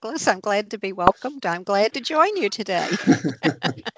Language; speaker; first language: English; native; English